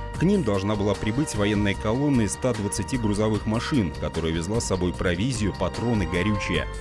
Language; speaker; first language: Russian; native; Russian